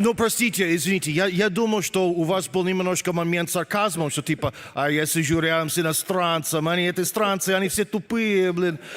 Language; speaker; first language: Russian; non-native, fluent; English